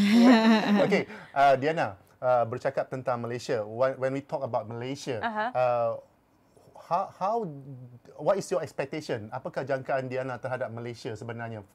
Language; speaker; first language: Malay; native; Malay